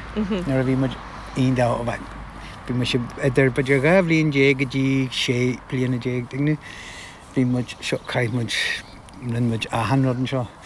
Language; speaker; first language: Irish; non-native, local second language; English